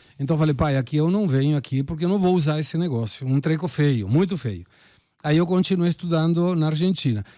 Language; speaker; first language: Portuguese; non-native, fluent; Spanish